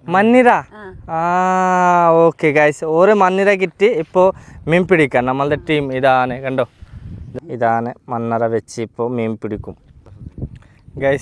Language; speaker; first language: Malayalam; non-native, learner; Bangla